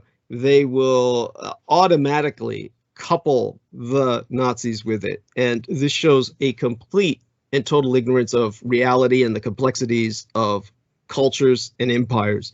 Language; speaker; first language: English; native; English